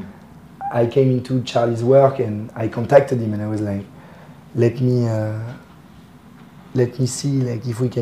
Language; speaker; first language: English; non-native, fluent; French